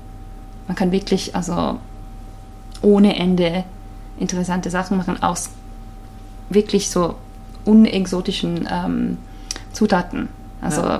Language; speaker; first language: German; non-native, fluent; Japanese